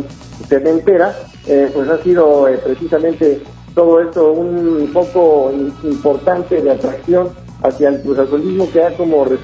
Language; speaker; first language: Spanish; native; Spanish